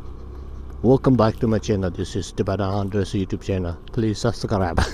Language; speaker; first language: English; non-native, local second language; Tibetan